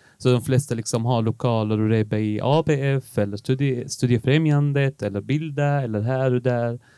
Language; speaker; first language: Swedish; non-native, fluent; Arabic